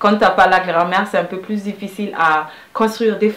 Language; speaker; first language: French; non-native, fluent; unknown